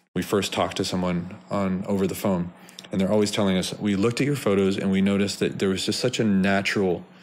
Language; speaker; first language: English; native; English